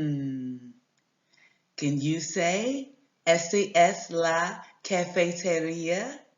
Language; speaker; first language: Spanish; non-native, learner; English